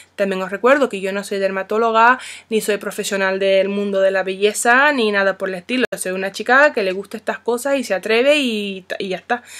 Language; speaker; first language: Spanish; non-native, fluent; English